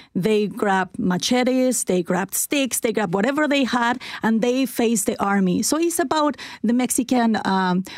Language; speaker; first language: English; non-native, fluent; Spanish